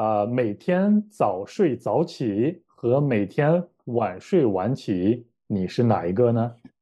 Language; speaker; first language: Chinese; native; Chinese